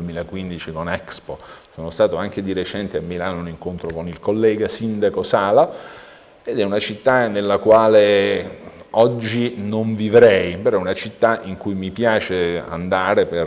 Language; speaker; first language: Italian; native; Italian